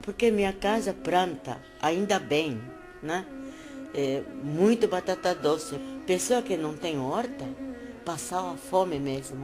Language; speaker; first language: Portuguese; non-native, learner; Japanese